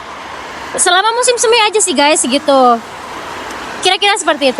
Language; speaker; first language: Indonesian; native; Indonesian